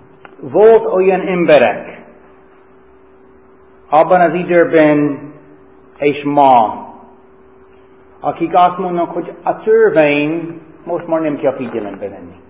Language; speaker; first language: Hungarian; non-native, fluent; English